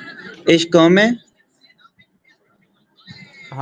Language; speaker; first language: German; non-native, learner; Urdu